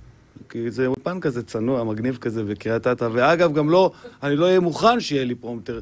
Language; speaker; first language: Hebrew; native; Hebrew